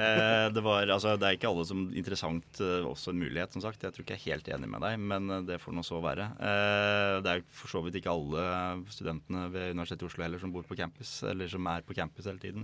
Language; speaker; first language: Norwegian; native; Norwegian